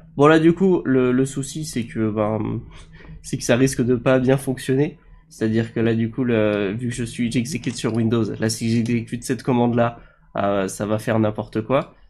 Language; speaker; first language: French; native; French